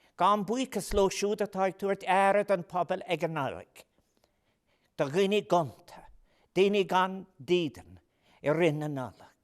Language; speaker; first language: Irish; non-native, local second language; English